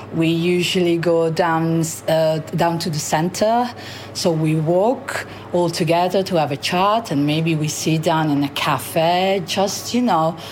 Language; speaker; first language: English; non-native, fluent; Italian